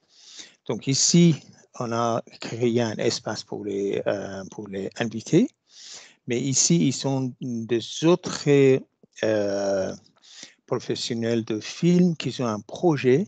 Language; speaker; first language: French; non-native, fluent; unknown